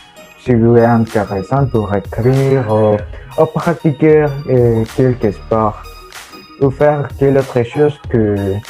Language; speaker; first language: French; non-native, learner; Spanish